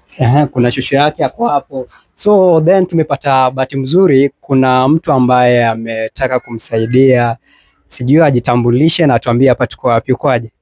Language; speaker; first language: Swahili; native; Swahili